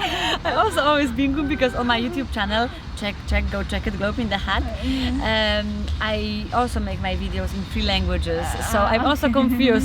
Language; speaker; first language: English; non-native, fluent; Polish